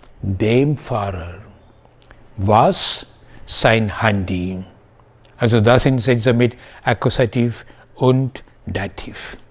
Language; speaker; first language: German; non-native, fluent; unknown